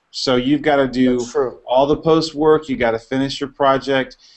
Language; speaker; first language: English; native; English